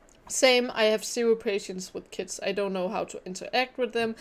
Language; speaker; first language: English; non-native, fluent; Danish